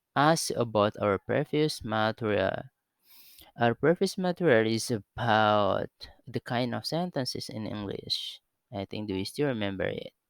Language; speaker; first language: English; non-native, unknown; Indonesian